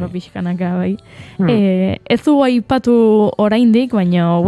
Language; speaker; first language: Basque; native; Basque